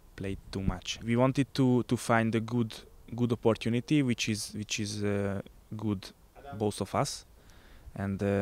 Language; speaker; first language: English; non-native, fluent; Hungarian